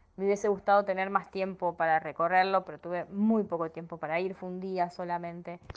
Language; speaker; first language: Spanish; native; Spanish